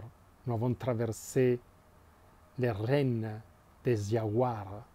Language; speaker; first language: French; non-native, fluent; Spanish